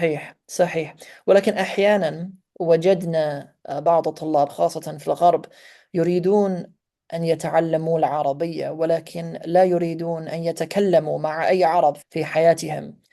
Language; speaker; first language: Arabic; non-native, fluent; English